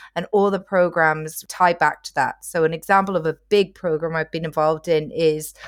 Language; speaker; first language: English; native; English